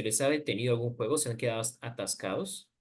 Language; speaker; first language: Spanish; native; Spanish